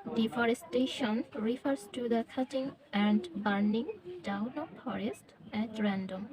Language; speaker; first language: English; non-native, local second language; Bangla